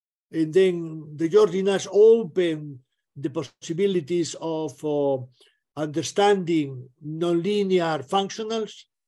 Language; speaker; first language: English; non-native, fluent; Spanish